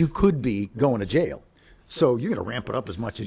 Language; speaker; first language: English; native; English